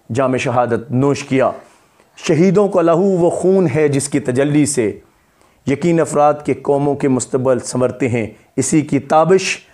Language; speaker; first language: Urdu; non-native, local second language; Punjabi